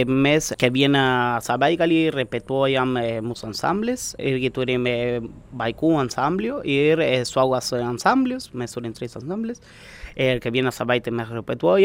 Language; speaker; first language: Lithuanian; non-native, learner; Spanish